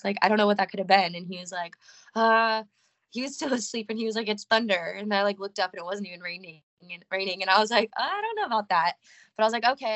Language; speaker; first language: English; native; English